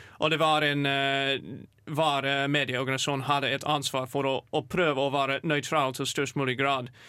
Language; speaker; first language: Norwegian; non-native, fluent; English